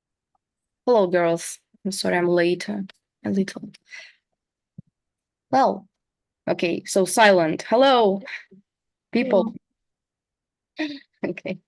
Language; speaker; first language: English; non-native, fluent; Russian